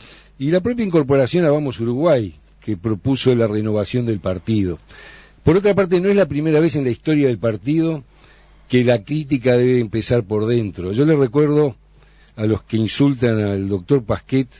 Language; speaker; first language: Spanish; native; Spanish